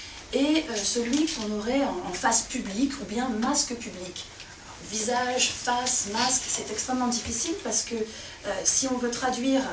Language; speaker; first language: French; native; French